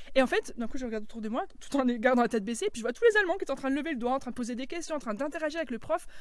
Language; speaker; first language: French; native; French